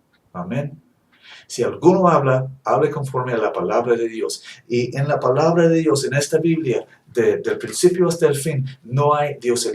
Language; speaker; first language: Spanish; non-native, fluent; English